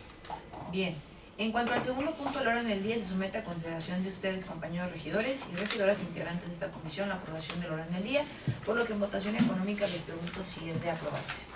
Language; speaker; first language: Spanish; native; Spanish